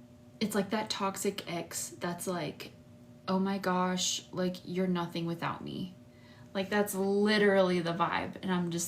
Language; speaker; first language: English; native; English